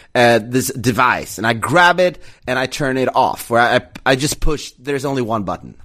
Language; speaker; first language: English; non-native, fluent; Swedish